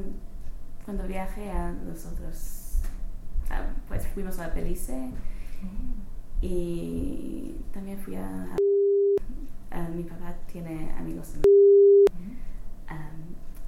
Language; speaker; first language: Spanish; non-native, learner; English